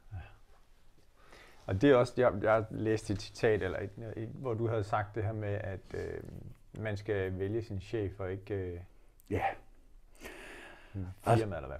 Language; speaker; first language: Danish; native; Danish